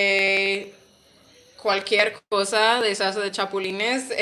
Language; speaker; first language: Spanish; non-native, learner; English